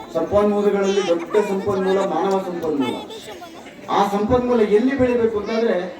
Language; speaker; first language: Kannada; native; Kannada